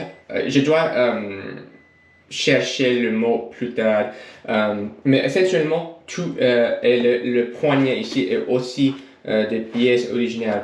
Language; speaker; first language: French; non-native, learner; English